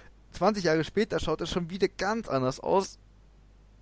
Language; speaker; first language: German; native; German